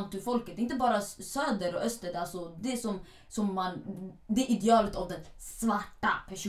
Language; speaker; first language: Swedish; early bilingual, other home language; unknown